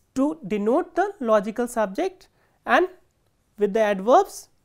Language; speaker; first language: English; non-native, local second language; Hindi